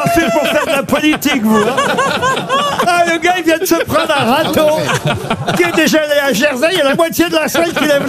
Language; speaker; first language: French; native; French